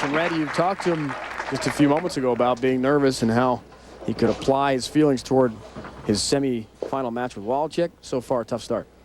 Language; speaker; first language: English; native; English